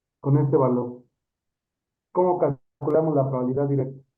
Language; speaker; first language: Spanish; native; Spanish